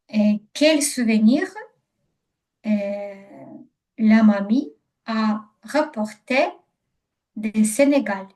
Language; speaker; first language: French; non-native, learner; Ukrainian